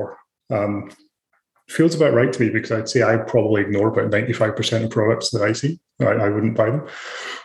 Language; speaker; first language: English; native; English